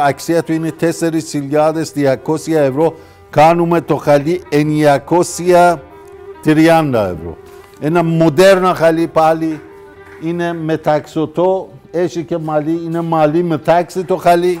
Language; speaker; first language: Greek; non-native, learner; Persian